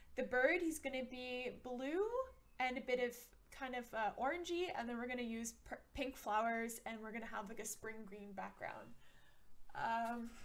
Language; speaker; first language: English; native; English